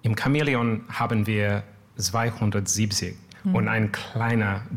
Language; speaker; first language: German; non-native, learner; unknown